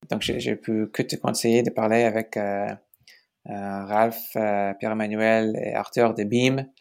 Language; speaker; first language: French; non-native, fluent; English